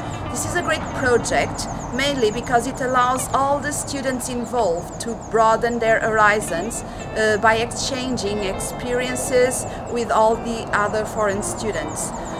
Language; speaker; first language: English; non-native, fluent; Portuguese